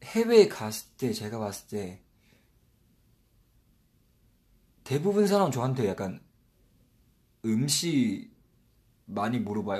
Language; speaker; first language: Korean; non-native, fluent; Chinese